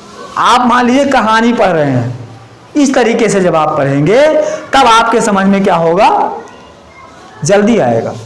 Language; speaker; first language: Hindi; native; Hindi